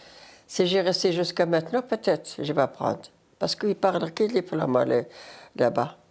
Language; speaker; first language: French; non-native, learner; Arabic